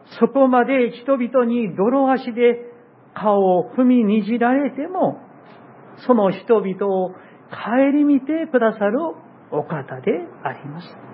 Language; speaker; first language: Japanese; non-native, fluent; Korean